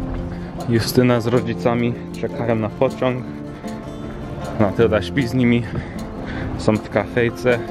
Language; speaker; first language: Polish; non-native, learner; English